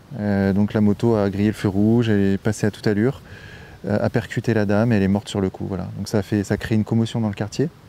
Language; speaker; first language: French; native; French